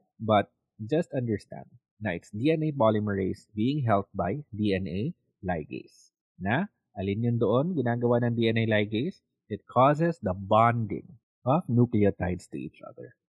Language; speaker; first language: English; non-native, local second language; Filipino